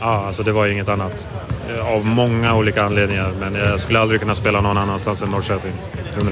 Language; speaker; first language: Swedish; native; Swedish